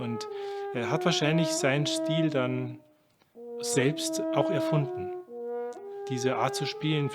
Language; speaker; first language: German; native; German